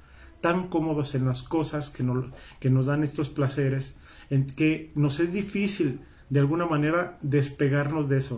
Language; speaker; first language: Spanish; native; Spanish